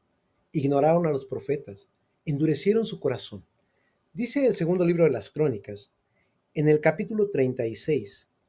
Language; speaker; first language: Spanish; native; Spanish